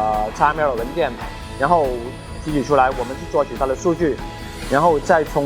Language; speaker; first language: Chinese; native; Chinese